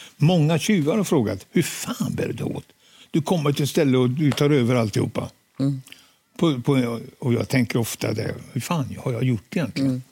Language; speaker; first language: Swedish; native; Swedish